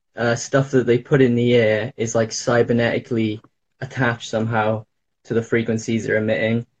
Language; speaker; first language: English; native; English